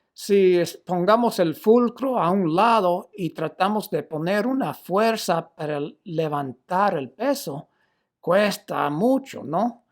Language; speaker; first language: Spanish; non-native, fluent; English